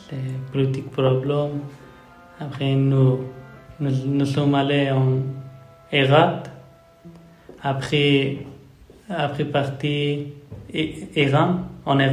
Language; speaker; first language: French; non-native, learner; Persian